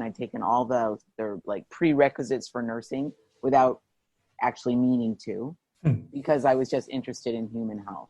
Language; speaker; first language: English; native; English